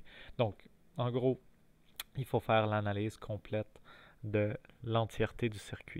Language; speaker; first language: French; native; French